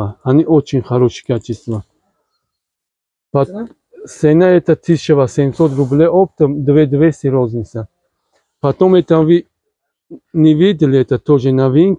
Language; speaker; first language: Russian; non-native, learner; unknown